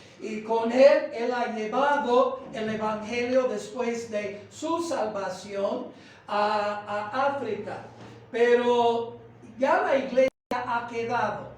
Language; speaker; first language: Spanish; non-native, fluent; English